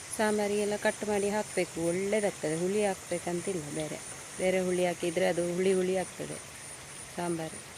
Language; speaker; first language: Kannada; native; Kannada